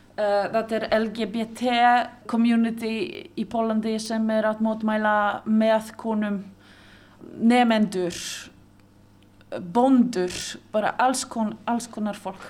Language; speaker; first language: Icelandic; non-native, local second language; Polish